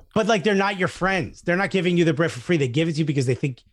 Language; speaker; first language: English; native; English